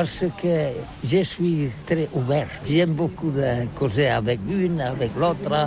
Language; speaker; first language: French; non-native, learner; Catalan